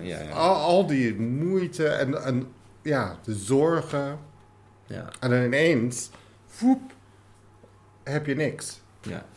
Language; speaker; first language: Dutch; non-native, fluent; English